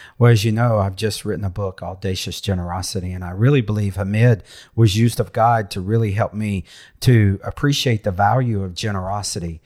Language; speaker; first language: English; native; English